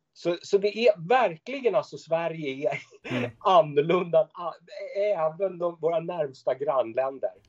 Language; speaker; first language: Swedish; native; Swedish